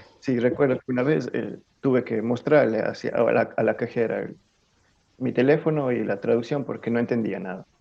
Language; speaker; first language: Spanish; native; Spanish